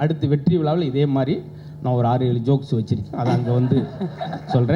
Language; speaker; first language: Tamil; native; Tamil